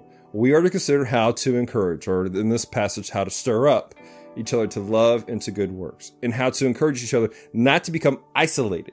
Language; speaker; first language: English; native; English